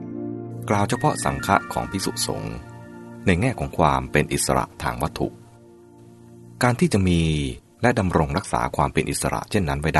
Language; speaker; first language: Thai; native; Thai